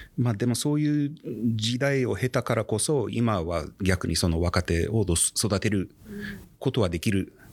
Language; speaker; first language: Japanese; non-native, fluent; English